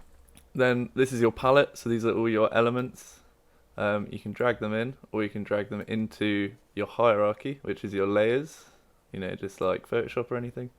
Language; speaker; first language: English; native; English